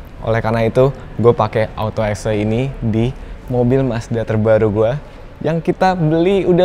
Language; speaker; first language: Indonesian; native; Indonesian